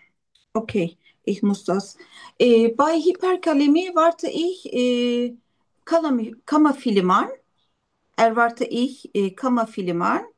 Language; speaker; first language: German; non-native, learner; Turkish